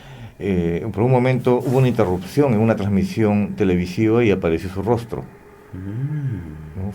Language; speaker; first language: Spanish; native; Spanish